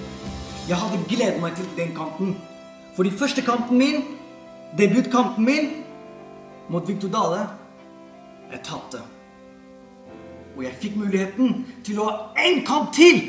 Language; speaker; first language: Norwegian; non-native, fluent; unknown